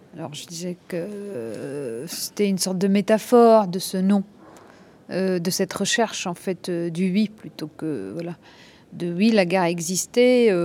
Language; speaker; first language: French; non-native, local second language; Arabic